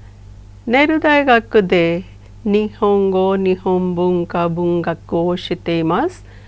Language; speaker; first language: Japanese; non-native, fluent; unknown